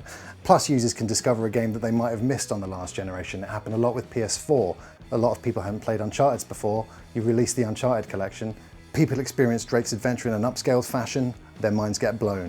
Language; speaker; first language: English; native; English